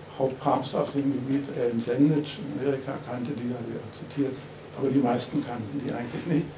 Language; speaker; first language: German; native; German